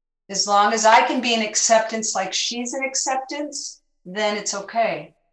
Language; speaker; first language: English; early bilingual, other home language; Spanish